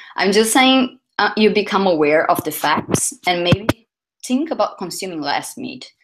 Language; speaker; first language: English; non-native, fluent; Portuguese